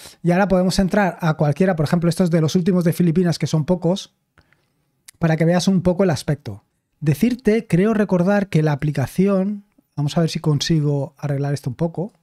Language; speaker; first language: Spanish; native; Spanish